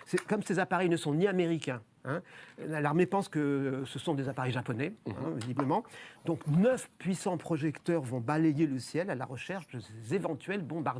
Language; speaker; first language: French; native; French